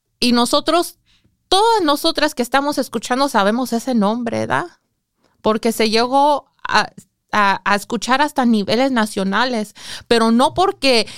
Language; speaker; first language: Spanish; early bilingual, heritage; English